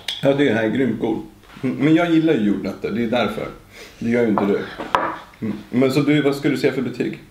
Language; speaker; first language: Swedish; native; Swedish